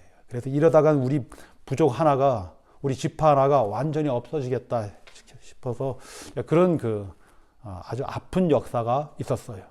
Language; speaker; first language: Korean; native; Korean